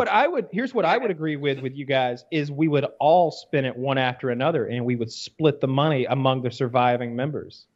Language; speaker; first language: English; native; English